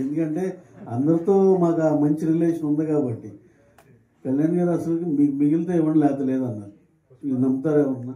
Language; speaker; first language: Telugu; native; Telugu